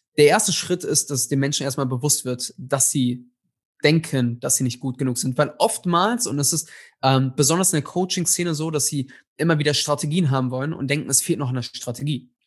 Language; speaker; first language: German; early bilingual, other home language; Tigrinya